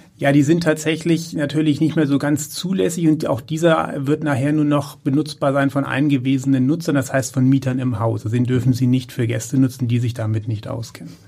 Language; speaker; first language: German; native; German